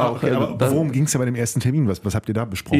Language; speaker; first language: German; native; German